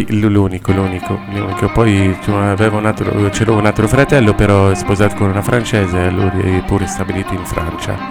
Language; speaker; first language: Italian; non-native, learner; Arabic